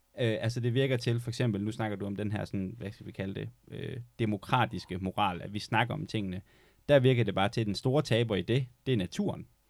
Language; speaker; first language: Danish; native; Danish